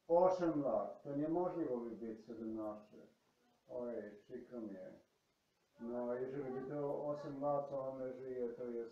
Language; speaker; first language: Polish; non-native, learner; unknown